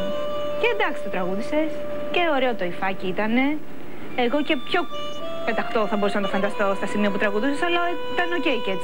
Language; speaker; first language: Greek; native; Greek